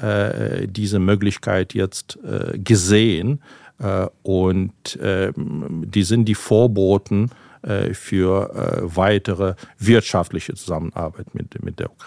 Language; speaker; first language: German; non-native, fluent; Ukrainian